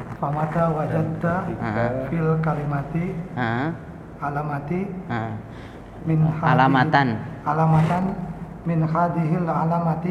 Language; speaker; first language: Arabic; non-native, learner; Indonesian